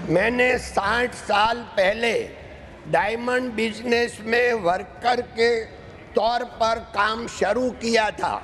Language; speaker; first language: Hindi; non-native, local second language; Gujarati